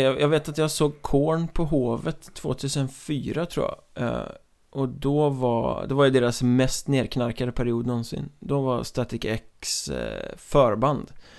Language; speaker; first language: Swedish; native; Swedish